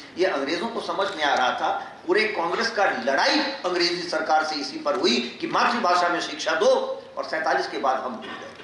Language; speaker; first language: Hindi; non-native, local second language; Magahi